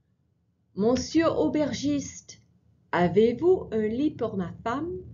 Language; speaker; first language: French; non-native, fluent; English